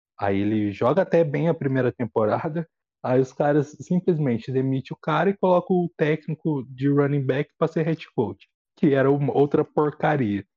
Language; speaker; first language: Portuguese; native; Portuguese